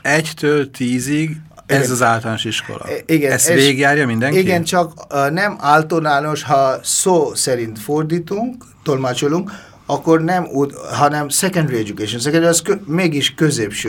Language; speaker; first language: Hungarian; non-native, fluent; Bangla